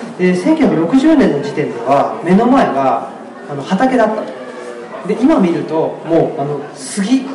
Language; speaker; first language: Japanese; native; Japanese